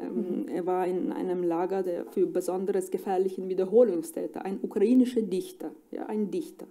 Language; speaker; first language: German; non-native, fluent; Ukrainian